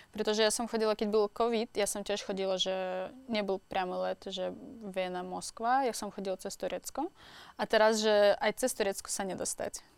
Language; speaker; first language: Slovak; non-native, learner; Russian